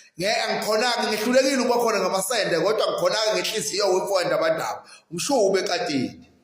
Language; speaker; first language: Zulu; native; Zulu